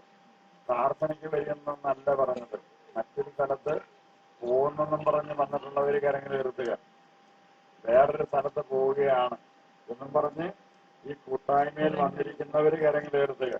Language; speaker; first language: Malayalam; native; Malayalam